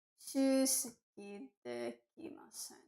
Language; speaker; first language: Japanese; non-native, learner; English